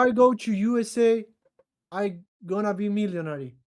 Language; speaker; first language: English; non-native, learner; Portuguese